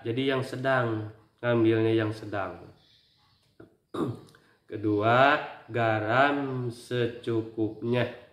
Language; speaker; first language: Indonesian; native; Indonesian